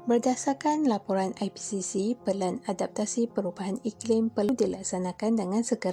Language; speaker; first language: Malay; native; Malay